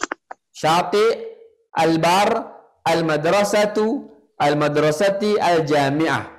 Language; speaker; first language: Arabic; non-native, fluent; Indonesian